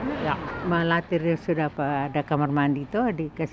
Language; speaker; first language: Dutch; non-native, learner; Malay